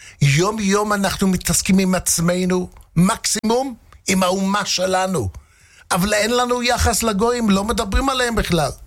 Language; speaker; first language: Hebrew; non-native, fluent; English